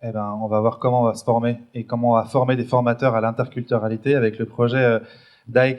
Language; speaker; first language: French; native; French